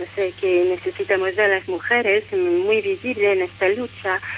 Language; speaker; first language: Spanish; non-native, fluent; French